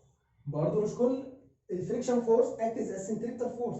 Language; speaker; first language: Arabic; native; Arabic